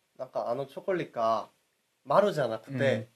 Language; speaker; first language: Japanese; non-native, learner; Korean